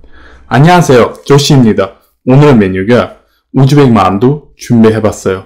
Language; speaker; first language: Korean; non-native, fluent; Uzbek